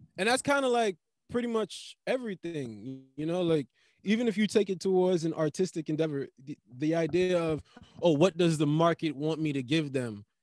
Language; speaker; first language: English; native; English